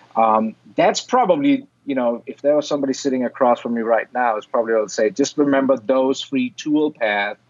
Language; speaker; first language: English; non-native, fluent; Danish